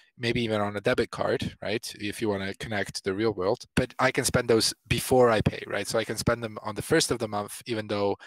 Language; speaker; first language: English; non-native, fluent; Italian